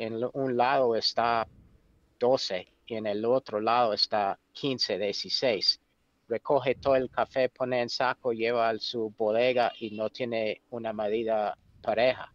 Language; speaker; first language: Spanish; non-native, fluent; English